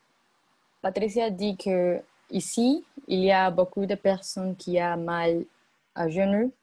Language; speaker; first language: French; non-native, learner; Spanish